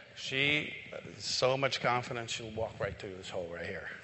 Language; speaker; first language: English; non-native, local second language; Filipino